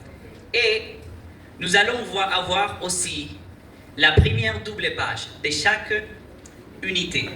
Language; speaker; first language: French; non-native, fluent; Spanish